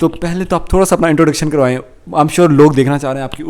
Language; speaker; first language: Urdu; native; Urdu